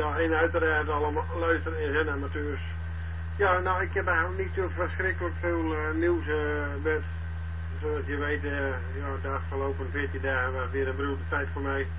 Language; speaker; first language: Dutch; native; Dutch